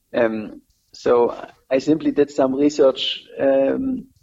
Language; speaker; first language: English; non-native, fluent; German